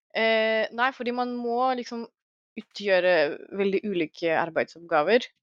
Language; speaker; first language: Norwegian; non-native, fluent; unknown